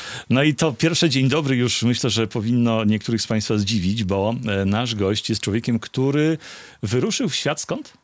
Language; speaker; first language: Polish; native; Polish